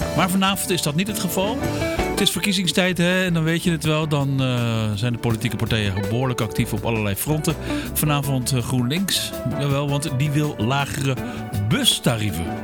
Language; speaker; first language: Dutch; native; Dutch